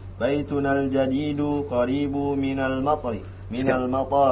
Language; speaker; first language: Arabic; non-native, learner; Indonesian